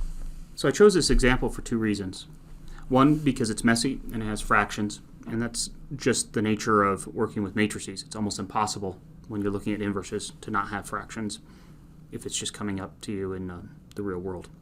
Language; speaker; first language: English; native; English